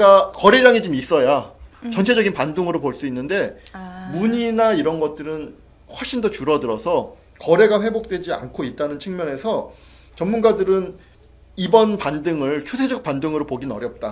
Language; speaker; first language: Korean; native; Korean